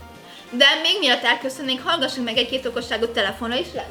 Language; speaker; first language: Hungarian; native; Hungarian